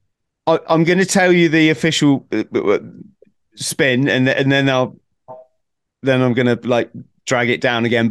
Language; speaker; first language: English; native; English